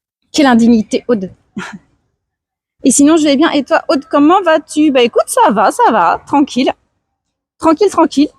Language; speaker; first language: French; native; French